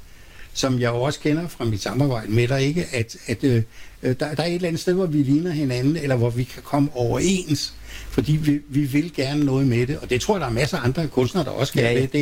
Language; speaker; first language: Danish; native; Danish